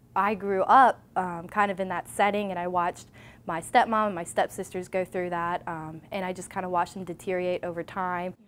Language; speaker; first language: English; native; English